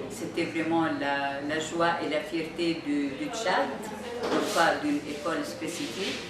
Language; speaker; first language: French; non-native, local second language; Arabic